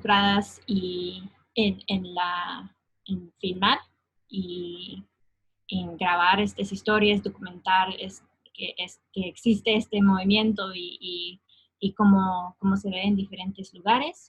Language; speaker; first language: Spanish; non-native, fluent; English